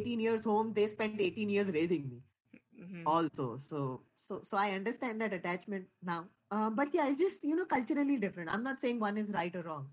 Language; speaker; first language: English; non-native, local second language; Hindi